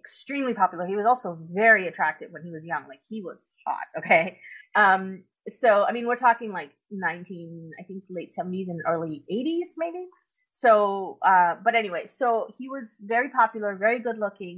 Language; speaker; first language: English; non-native, local second language; Urdu